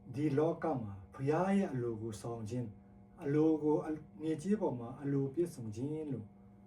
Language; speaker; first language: Burmese; non-native, local second language; Tedim Chin